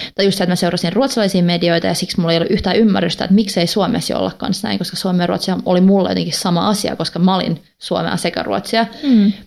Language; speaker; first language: Finnish; non-native, local second language; Swedish